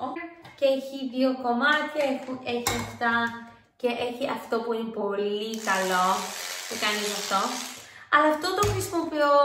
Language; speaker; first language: Greek; early bilingual, heritage; English